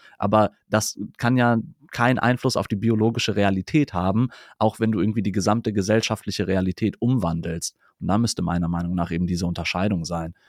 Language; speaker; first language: German; native; German